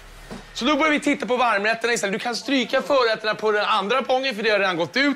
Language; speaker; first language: Swedish; native; Swedish